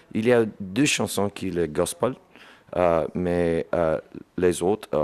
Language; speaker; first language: French; non-native, learner; English